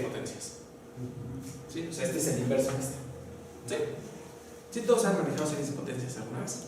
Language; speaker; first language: Spanish; native; Spanish